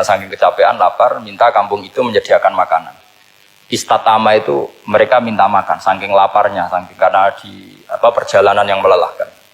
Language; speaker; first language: Indonesian; non-native, local second language; Javanese